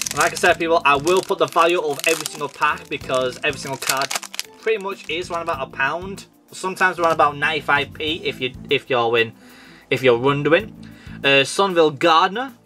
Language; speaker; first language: English; native; English